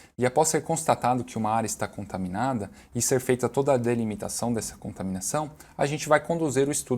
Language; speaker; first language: Portuguese; native; Portuguese